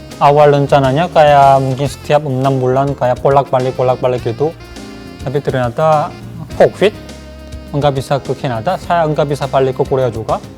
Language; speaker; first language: Indonesian; non-native, fluent; Korean